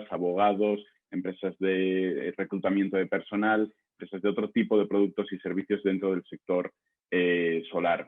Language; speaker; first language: Spanish; native; Spanish